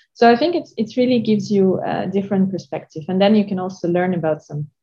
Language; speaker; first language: English; non-native, fluent; Russian